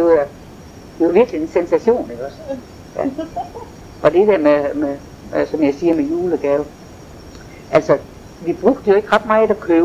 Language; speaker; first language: Danish; native; Danish